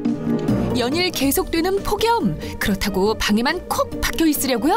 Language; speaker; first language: Korean; native; Korean